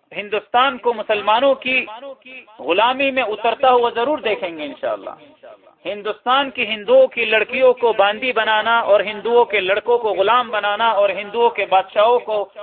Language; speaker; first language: Urdu; non-native, local second language; Pashto